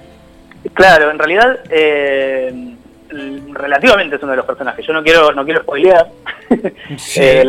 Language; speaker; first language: Spanish; native; Spanish